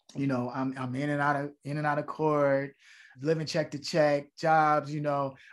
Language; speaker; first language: English; native; English